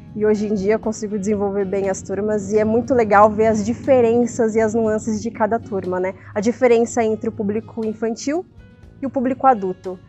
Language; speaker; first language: Portuguese; native; Portuguese